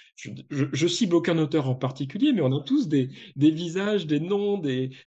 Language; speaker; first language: French; native; French